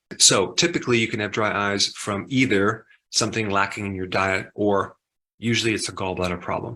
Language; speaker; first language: English; native; English